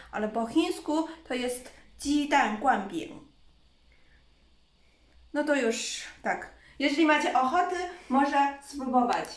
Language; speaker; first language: Polish; non-native, learner; Chinese